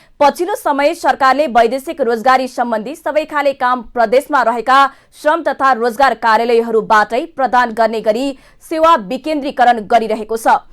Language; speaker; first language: Nepali; native; Nepali